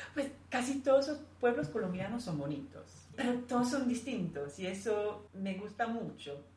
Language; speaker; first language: Spanish; non-native, fluent; English